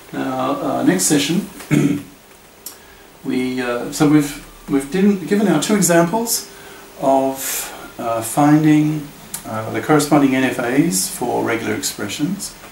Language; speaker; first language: English; native; English